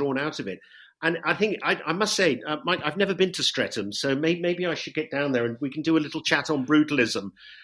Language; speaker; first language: English; native; English